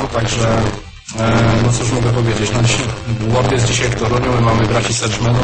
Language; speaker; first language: Polish; native; Polish